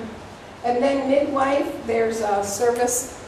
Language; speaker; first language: English; native; English